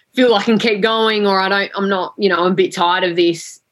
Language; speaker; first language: English; native; English